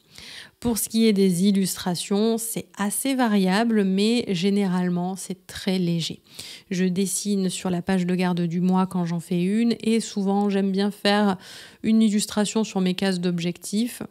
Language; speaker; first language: French; native; French